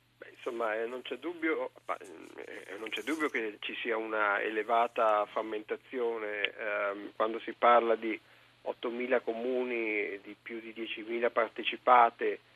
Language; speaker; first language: Italian; native; Italian